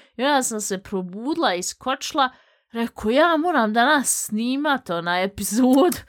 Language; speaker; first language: Bosnian; early bilingual, heritage; Bosnian